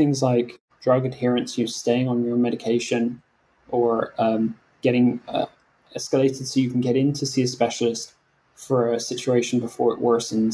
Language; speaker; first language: English; native; English